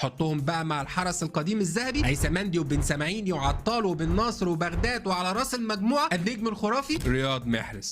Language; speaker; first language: Arabic; native; Arabic